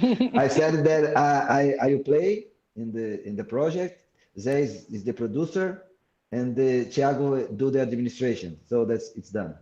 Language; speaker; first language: English; non-native, fluent; Portuguese